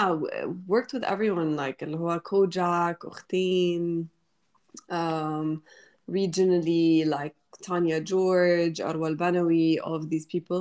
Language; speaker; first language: English; non-native, fluent; Arabic